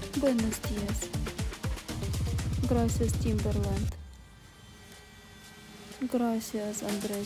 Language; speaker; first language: Spanish; non-native, learner; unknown